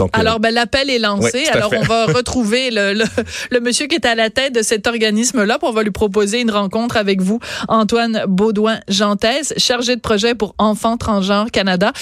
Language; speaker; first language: French; native; French